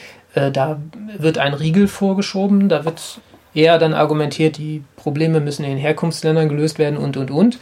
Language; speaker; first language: German; native; German